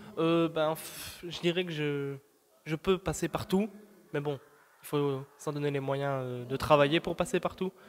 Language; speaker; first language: French; native; French